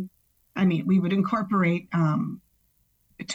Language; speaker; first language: English; native; English